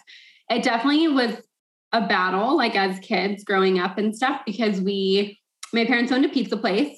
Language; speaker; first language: English; native; English